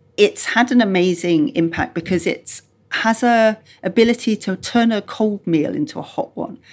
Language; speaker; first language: English; native; English